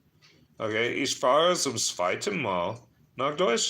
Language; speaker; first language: German; non-native, learner; English